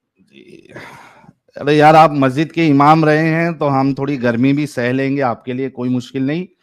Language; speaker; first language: Hindi; native; Hindi